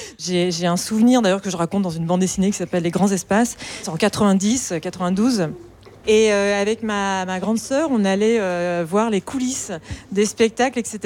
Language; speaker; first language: French; native; French